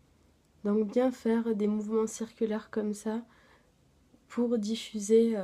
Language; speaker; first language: French; native; French